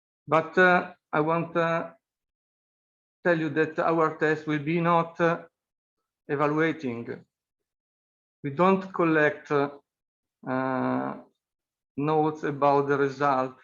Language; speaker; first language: English; non-native, fluent; Italian